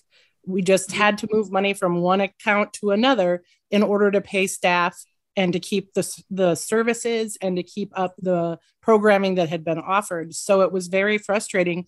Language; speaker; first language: English; native; English